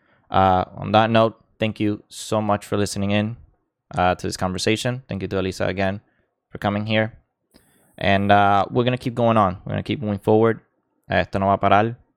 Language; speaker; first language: English; non-native, local second language; Spanish